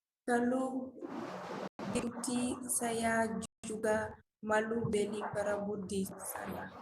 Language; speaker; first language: Indonesian; non-native, learner; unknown